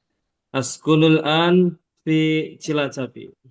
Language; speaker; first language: Arabic; non-native, learner; Indonesian